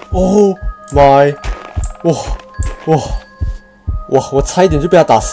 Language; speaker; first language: Chinese; native; Chinese